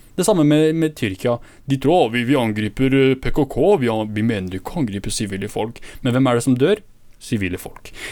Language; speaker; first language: Norwegian; early bilingual, other home language; Kurdish